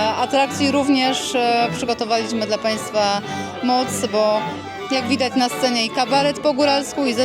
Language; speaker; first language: Polish; native; Polish